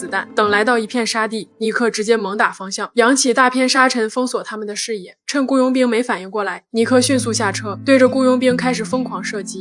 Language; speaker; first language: Chinese; native; Chinese